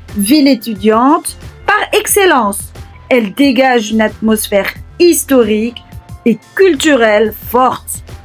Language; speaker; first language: French; early bilingual, other home language; Portuguese